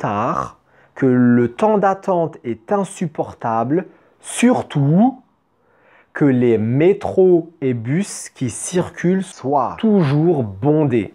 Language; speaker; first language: French; native; French